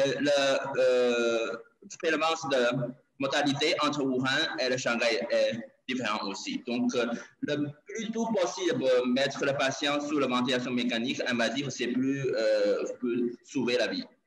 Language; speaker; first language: French; non-native, learner; Chinese